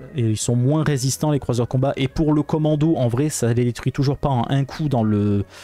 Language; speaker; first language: French; native; French